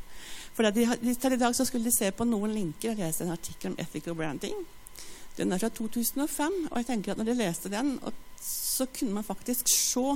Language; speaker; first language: Norwegian; native; Norwegian